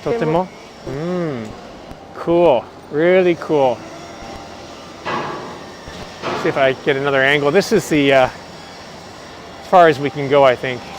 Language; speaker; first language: English; non-native, fluent; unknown